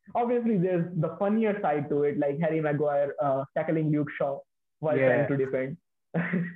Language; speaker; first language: English; non-native, local second language; Hindi